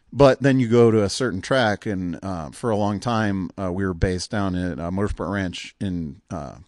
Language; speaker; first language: English; native; English